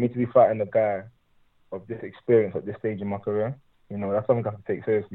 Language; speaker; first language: English; native; English